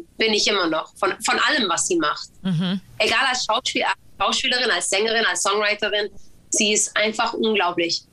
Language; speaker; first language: German; early bilingual, other home language; Albanian